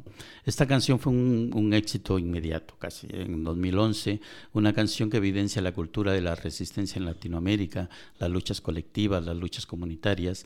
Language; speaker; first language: Spanish; native; Spanish